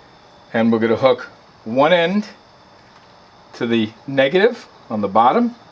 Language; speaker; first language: English; native; English